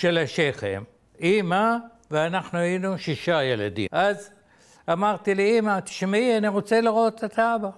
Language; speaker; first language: Hebrew; non-native, fluent; Arabic